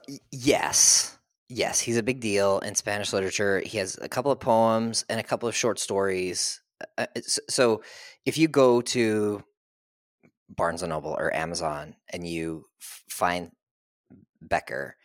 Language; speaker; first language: English; native; English